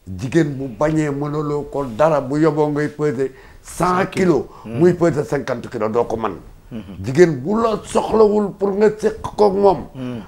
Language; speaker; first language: Wolof; native; Wolof